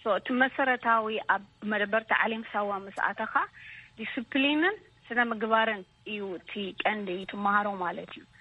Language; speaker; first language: Tigrinya; native; Tigrinya